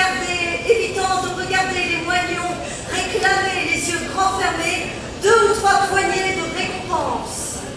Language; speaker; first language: French; native; French